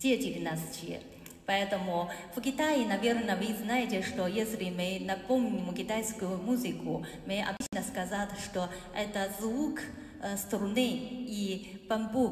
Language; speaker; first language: Russian; non-native, learner; Chinese